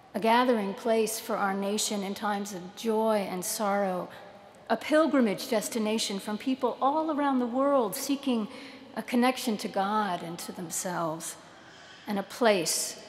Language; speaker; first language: English; native; English